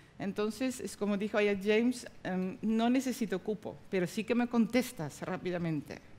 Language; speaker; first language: Spanish; non-native, fluent; Dutch